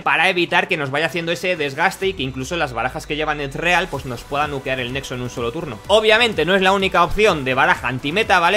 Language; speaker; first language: Spanish; native; Spanish